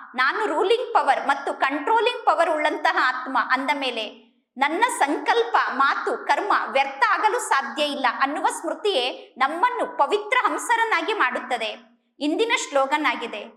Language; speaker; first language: Kannada; native; Kannada